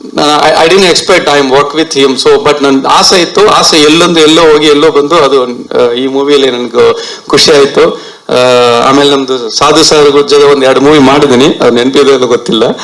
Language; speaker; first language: Kannada; non-native, learner; Tamil